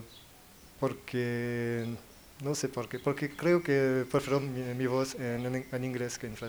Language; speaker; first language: Spanish; non-native, learner; French